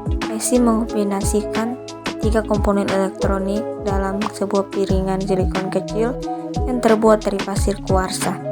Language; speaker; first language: Indonesian; native; Indonesian